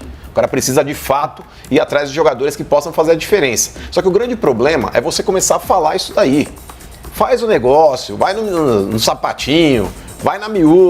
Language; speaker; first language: Portuguese; native; Portuguese